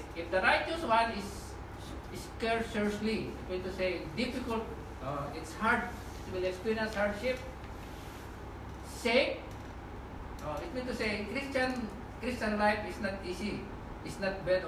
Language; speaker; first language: English; non-native, local second language; Filipino